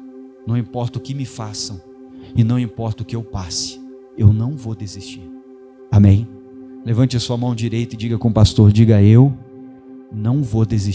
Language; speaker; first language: Portuguese; native; Portuguese